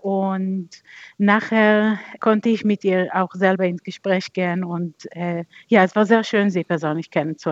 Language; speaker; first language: German; non-native, fluent; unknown